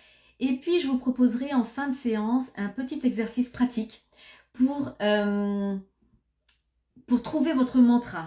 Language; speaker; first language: French; native; French